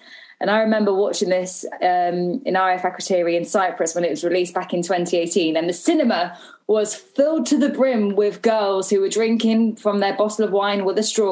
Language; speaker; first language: English; native; English